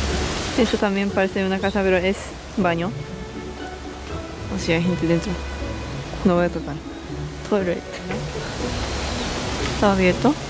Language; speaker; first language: Spanish; non-native, learner; Japanese